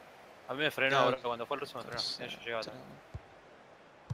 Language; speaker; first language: Spanish; native; Spanish